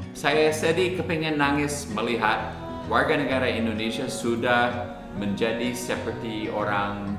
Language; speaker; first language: Indonesian; non-native, fluent; English